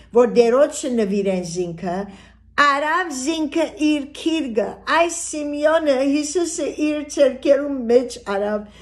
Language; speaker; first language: Armenian; early bilingual, heritage; Armenian